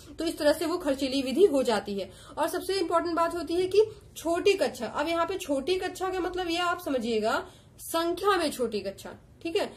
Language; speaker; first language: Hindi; native; Hindi